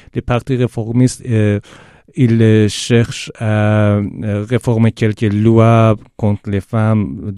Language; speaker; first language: French; non-native, fluent; Persian